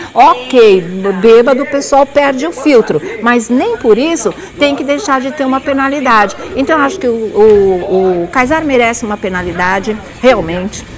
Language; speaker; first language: Portuguese; native; Portuguese